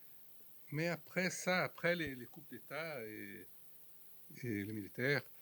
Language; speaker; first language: French; non-native, fluent; Portuguese